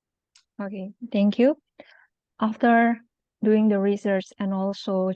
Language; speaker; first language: English; non-native, local second language; Indonesian